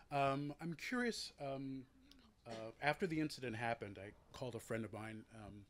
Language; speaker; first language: English; native; English